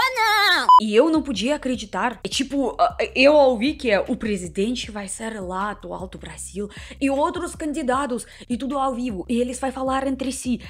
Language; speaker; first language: Portuguese; non-native, fluent; Russian